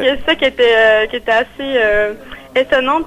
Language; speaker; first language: French; native; French